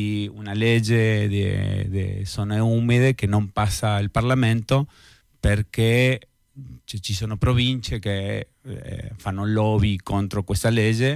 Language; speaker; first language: Italian; non-native, fluent; Spanish